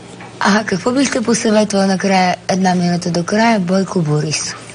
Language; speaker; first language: Bulgarian; native; Bulgarian